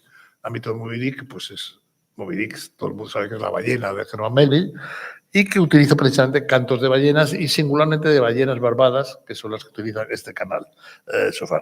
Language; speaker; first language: Spanish; native; Spanish